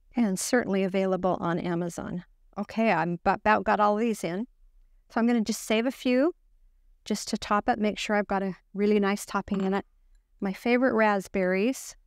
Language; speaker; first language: English; native; English